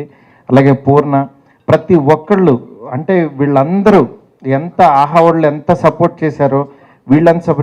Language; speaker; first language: Telugu; native; Telugu